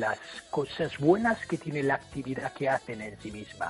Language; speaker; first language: Spanish; non-native, fluent; English